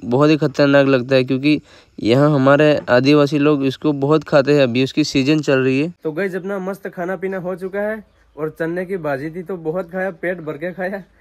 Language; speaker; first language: Hindi; non-native, local second language; Bhili